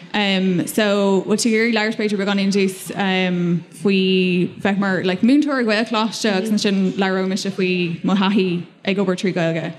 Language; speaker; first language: Irish; non-native, local second language; English